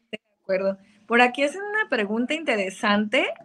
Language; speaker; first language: Spanish; native; Spanish